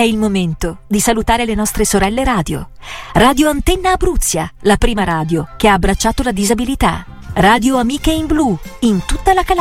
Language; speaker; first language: Italian; native; Italian